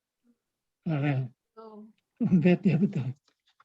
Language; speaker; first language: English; non-native, learner; Indonesian